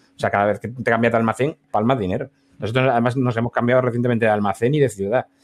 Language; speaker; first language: Spanish; native; Spanish